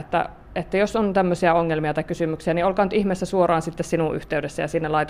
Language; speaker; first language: Finnish; native; Finnish